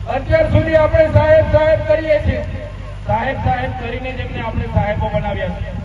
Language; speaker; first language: Gujarati; non-native, local second language; Vasavi